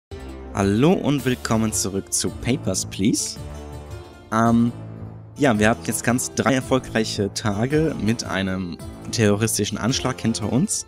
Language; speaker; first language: German; native; German